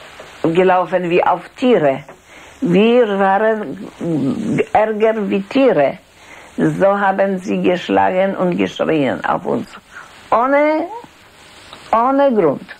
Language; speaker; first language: German; non-native, fluent; Polish